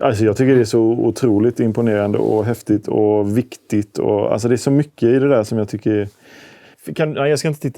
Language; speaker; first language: Swedish; native; Swedish